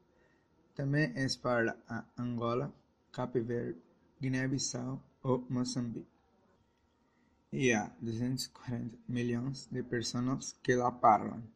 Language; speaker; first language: Portuguese; early bilingual, heritage; Portuguese